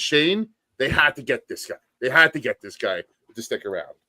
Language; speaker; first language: English; native; English